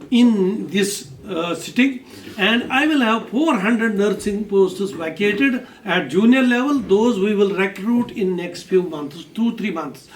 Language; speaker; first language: English; non-native, local second language; Kashmiri